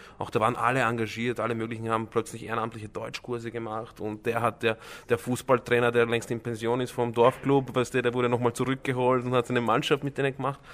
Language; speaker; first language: German; early bilingual, other home language; Croatian